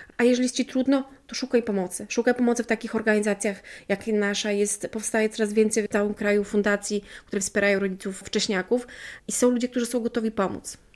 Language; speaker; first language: Polish; native; Polish